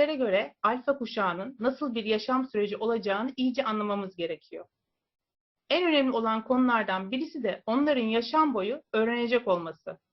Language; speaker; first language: Turkish; native; Turkish